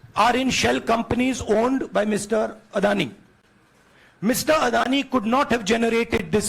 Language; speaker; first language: English; non-native, local second language; Hindi